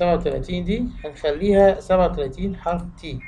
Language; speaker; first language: Arabic; native; Arabic